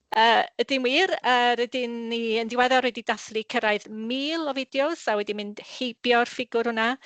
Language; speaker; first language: Welsh; native; Welsh